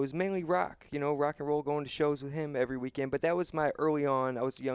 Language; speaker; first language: English; native; English